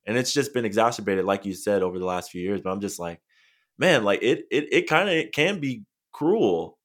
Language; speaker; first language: English; native; English